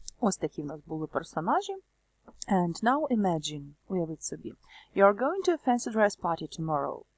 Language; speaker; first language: Ukrainian; native; Ukrainian